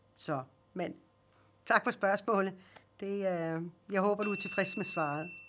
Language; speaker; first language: Danish; early bilingual, other home language; Swedish